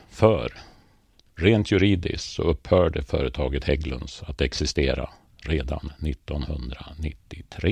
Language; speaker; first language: Swedish; native; Swedish